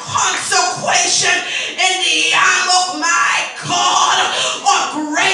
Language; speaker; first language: English; native; English